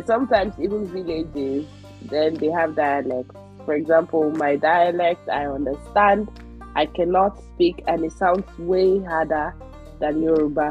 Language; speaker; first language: English; non-native, local second language; Yoruba